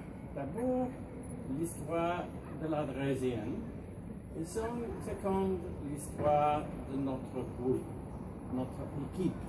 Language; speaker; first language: French; non-native, fluent; English